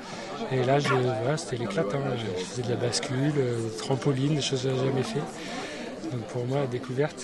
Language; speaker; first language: French; native; French